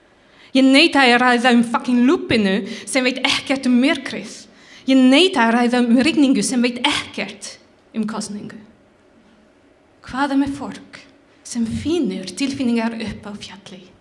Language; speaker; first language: Icelandic; non-native, learner; French